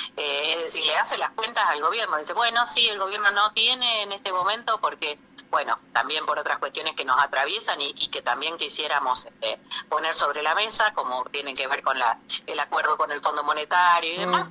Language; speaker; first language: Spanish; native; Spanish